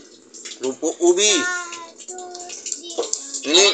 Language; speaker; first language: Indonesian; native; Indonesian